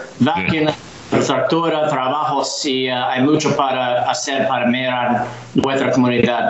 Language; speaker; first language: Spanish; non-native, learner; English